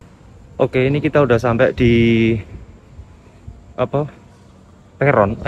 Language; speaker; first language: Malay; non-native, local second language; Javanese